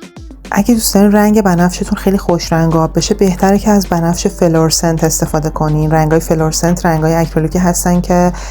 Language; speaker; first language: Persian; native; Persian